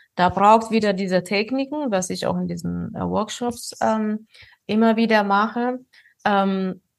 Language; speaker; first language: German; non-native, fluent; Amharic